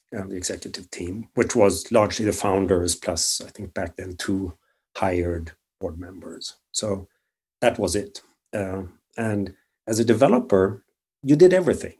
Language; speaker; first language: English; non-native, fluent; Swedish